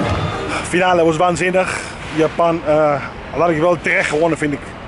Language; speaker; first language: Dutch; non-native, fluent; Spanish